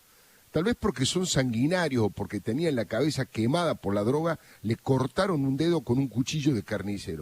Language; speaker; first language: Spanish; native; Spanish